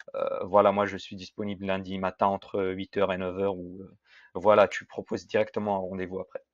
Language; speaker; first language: French; native; French